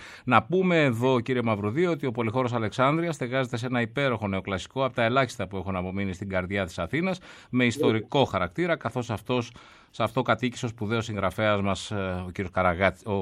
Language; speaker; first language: Greek; native; Greek